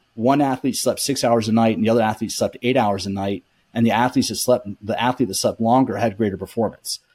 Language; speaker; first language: English; native; English